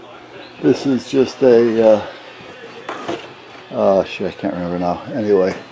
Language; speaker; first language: English; native; English